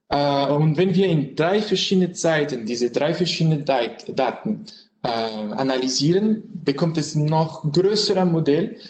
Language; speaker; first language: German; non-native, learner; French